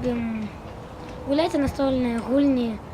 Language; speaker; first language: Russian; non-native, local second language; Belarusian